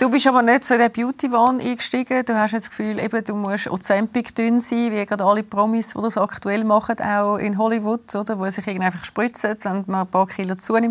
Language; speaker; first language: German; native; German